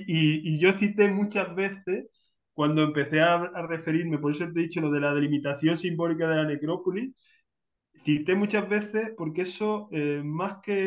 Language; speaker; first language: Spanish; native; Spanish